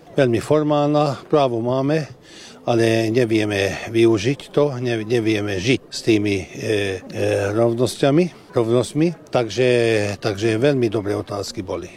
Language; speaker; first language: Slovak; early bilingual, heritage; Hungarian